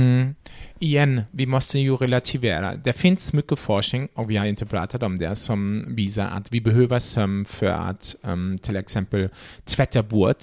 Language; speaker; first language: Swedish; non-native, fluent; German